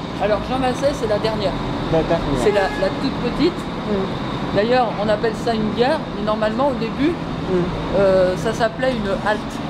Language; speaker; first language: French; native; French